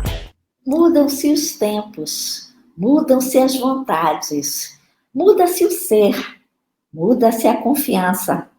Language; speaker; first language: Portuguese; native; Portuguese